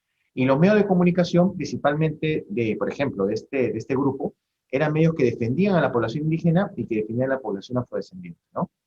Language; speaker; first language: Spanish; native; Spanish